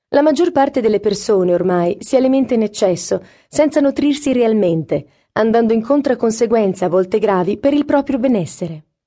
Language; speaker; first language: Italian; native; Italian